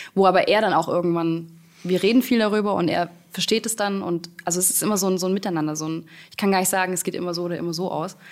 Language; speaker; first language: German; native; German